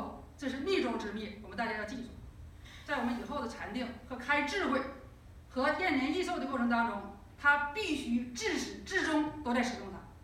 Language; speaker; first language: Chinese; native; Chinese